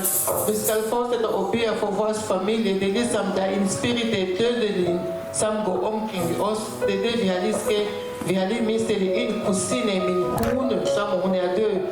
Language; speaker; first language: Danish; non-native, learner; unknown